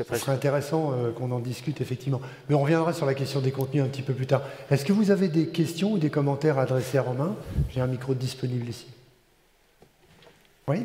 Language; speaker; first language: French; native; French